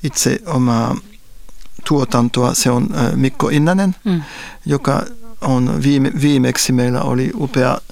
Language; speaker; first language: Finnish; non-native, fluent; French